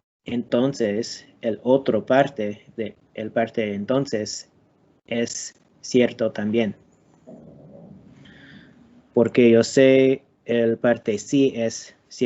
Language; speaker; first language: Spanish; non-native, learner; English